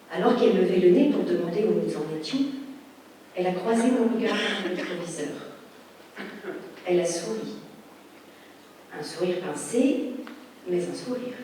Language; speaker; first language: French; native; French